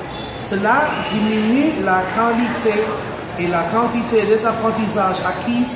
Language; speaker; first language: French; non-native, fluent; Spanish